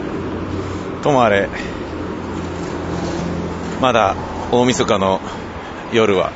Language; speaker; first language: Japanese; native; Japanese